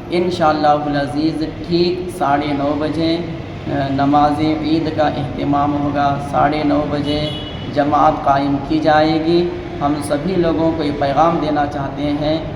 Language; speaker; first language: Urdu; native; Urdu